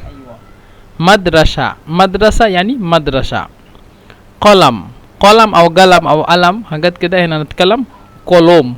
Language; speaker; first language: Arabic; non-native, fluent; Bangla